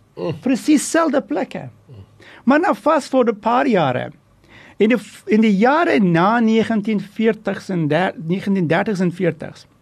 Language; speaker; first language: Afrikaans; non-native, fluent; Turkish